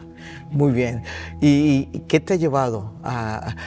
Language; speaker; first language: Spanish; early bilingual, heritage; Spanish